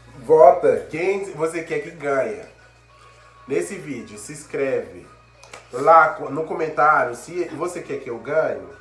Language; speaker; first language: Portuguese; non-native, fluent; Haitian Creole